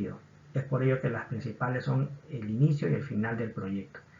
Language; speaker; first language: Spanish; native; Spanish